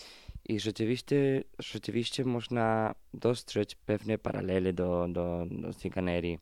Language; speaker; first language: Polish; non-native, fluent; Spanish